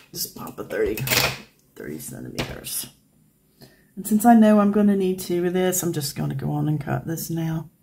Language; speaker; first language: English; native; English